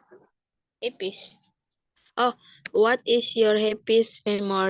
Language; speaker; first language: English; non-native, learner; Indonesian